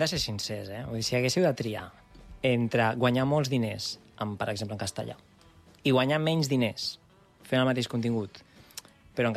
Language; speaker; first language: Catalan; native; Catalan